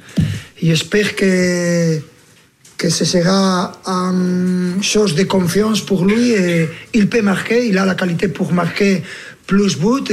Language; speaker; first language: French; non-native, fluent; Spanish